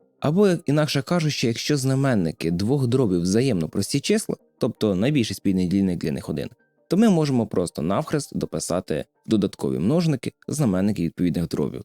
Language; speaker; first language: Ukrainian; native; Ukrainian